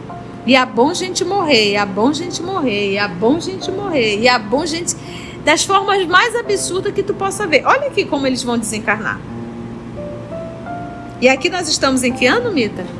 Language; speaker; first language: Portuguese; native; Portuguese